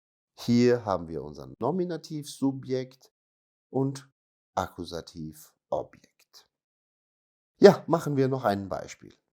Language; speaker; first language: German; non-native, fluent; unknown